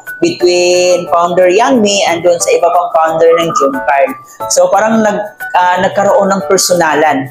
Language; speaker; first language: Filipino; native; Filipino